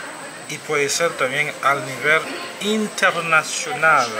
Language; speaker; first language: Spanish; non-native, learner; Haitian Creole